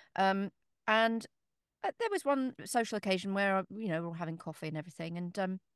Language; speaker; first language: English; native; English